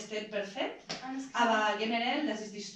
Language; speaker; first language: German; non-native, learner; Spanish